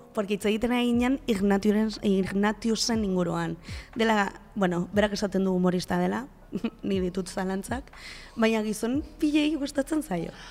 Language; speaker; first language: Basque; non-native, local second language; Spanish